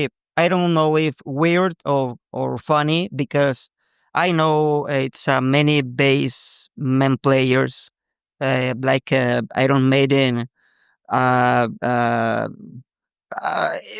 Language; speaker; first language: English; non-native, local second language; Spanish